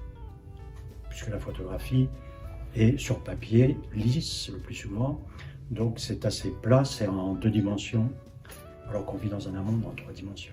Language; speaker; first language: French; native; French